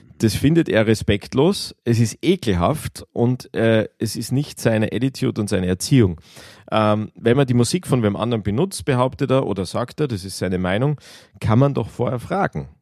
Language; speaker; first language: German; native; German